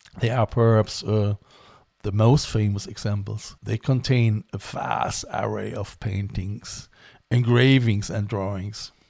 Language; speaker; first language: English; non-native, fluent; German